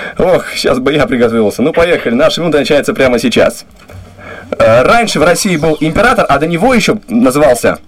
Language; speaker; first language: Russian; native; Russian